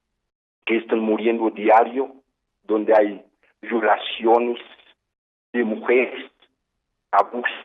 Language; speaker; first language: Spanish; non-native, fluent; Haitian Creole